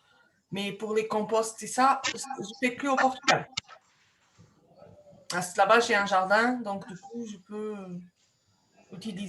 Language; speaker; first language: French; non-native, fluent; Portuguese